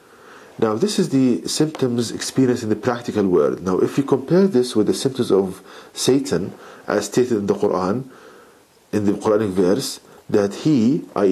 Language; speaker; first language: English; non-native, fluent; Arabic